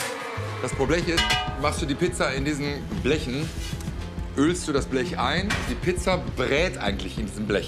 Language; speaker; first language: German; native; German